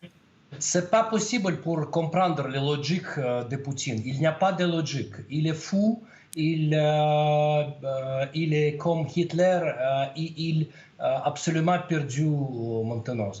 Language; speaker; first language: French; non-native, learner; Russian